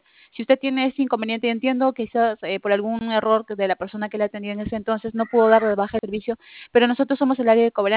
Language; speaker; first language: Spanish; native; Spanish